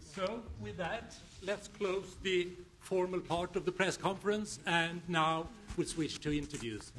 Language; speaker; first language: English; non-native, fluent; Swedish